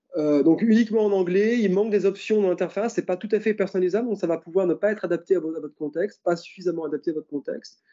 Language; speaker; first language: French; native; French